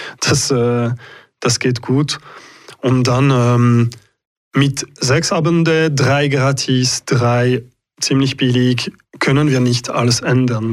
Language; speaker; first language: German; non-native, local second language; French